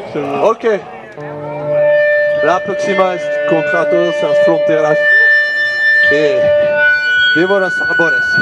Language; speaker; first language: Spanish; non-native, learner; French